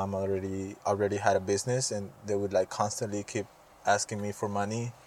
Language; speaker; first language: English; non-native, fluent; Spanish